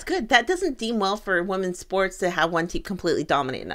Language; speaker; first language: English; native; English